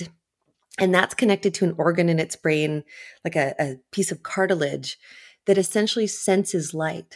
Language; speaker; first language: English; native; English